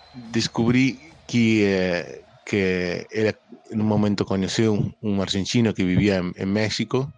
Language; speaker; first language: Portuguese; non-native, learner; Spanish